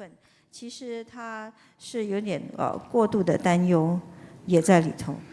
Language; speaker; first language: Chinese; native; Chinese